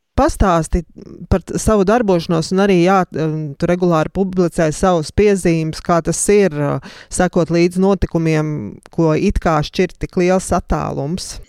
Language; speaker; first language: Latvian; native; Latvian